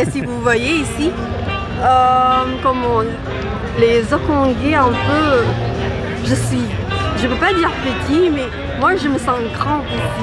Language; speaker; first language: French; non-native, fluent; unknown